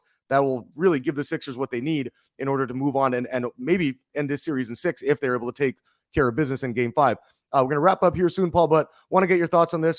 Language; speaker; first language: English; native; English